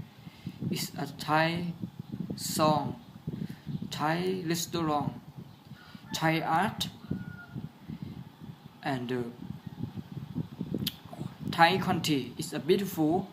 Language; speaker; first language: English; non-native, learner; Thai